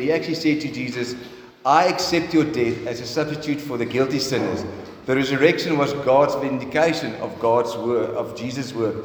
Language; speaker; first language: English; non-native, local second language; Afrikaans